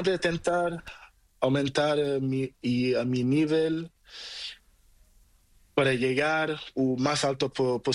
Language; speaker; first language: Spanish; non-native, learner; Portuguese